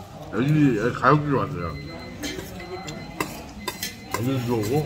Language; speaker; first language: Korean; native; Korean